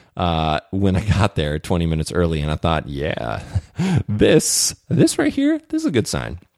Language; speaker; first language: English; native; English